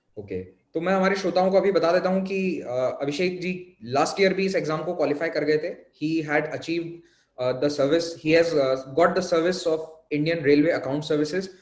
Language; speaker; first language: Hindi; native; Hindi